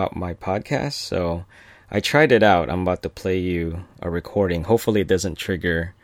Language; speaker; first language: English; early bilingual, other home language; Filipino